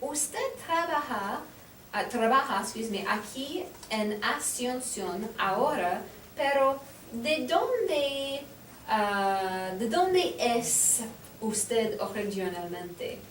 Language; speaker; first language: Spanish; non-native, fluent; English